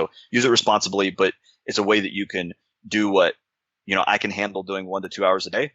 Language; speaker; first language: English; native; English